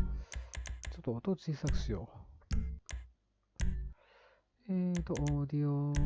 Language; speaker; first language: Japanese; native; Japanese